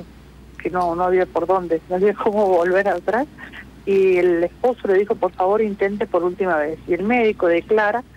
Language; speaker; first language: Spanish; native; Spanish